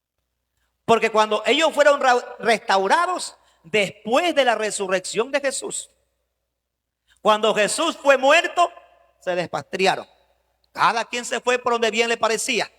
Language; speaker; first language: Spanish; native; Spanish